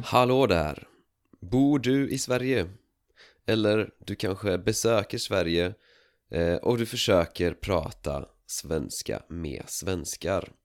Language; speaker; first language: Swedish; native; Swedish